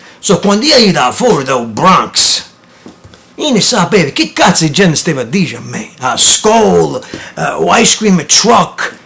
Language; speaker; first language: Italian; early bilingual, heritage; English